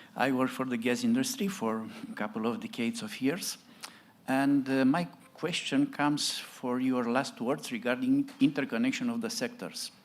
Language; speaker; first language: English; non-native, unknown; Romanian